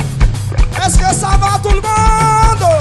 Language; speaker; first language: French; non-native, local second language; Malagasy